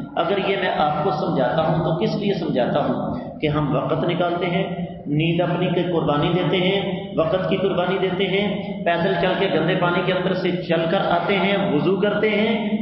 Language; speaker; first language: Urdu; non-native, local second language; Punjabi